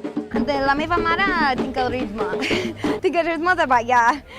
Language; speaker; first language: Catalan; non-native, fluent; English